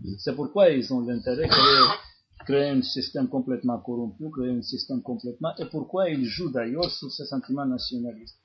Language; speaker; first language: French; non-native, fluent; Georgian